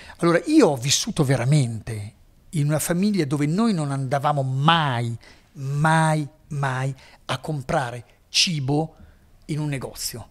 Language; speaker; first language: Italian; native; Italian